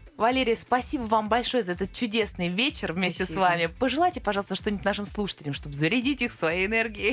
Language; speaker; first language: Russian; native; Russian